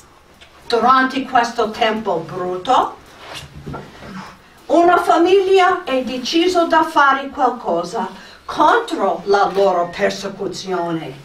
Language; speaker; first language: Italian; non-native, fluent; English